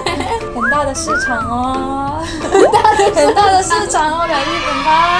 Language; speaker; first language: Chinese; non-native, fluent; Japanese